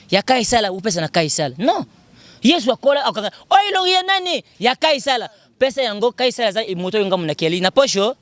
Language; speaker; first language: Lingala; non-native, local second language; Kituba (Democratic Republic of Congo)